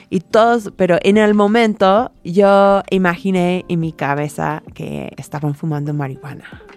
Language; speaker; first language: Spanish; non-native, fluent; English